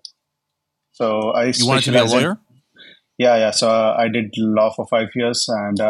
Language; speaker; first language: English; non-native, local second language; Hindi